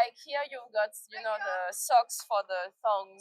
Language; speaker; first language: English; non-native, learner; French